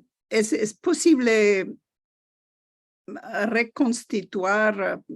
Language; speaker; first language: Spanish; non-native, learner; English